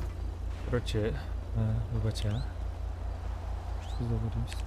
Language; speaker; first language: Russian; non-native, learner; Kara-Kalpak